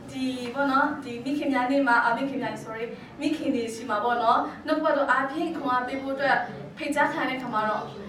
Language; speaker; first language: Burmese; non-native, local second language; Kachin